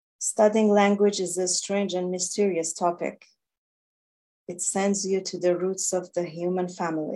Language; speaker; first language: English; non-native, fluent; Persian